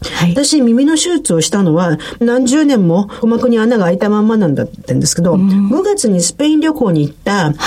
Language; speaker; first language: Japanese; native; Japanese